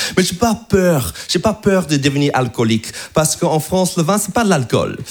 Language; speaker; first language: French; non-native, fluent; English